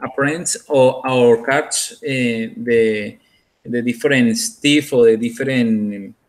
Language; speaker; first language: English; non-native, learner; Spanish